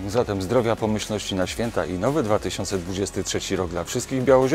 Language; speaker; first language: Polish; native; Polish